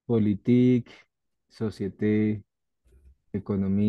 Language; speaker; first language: French; non-native, learner; Spanish